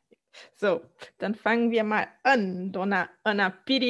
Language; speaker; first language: German; non-native, fluent; Portuguese